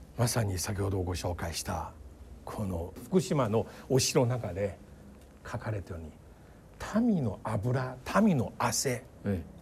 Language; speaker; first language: Japanese; non-native, fluent; Chinese